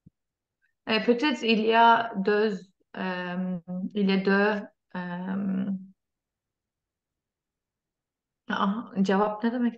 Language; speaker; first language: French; non-native, learner; Turkish